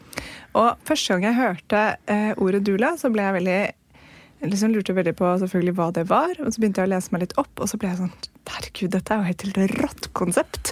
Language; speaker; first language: Norwegian; native; Norwegian